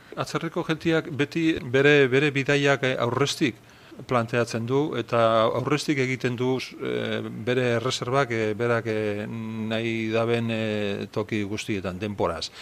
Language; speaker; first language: Basque; native; Basque